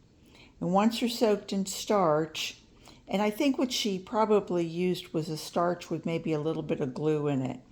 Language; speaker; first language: English; native; English